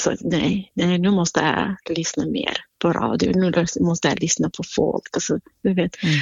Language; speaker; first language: Swedish; non-native, fluent; Kurdish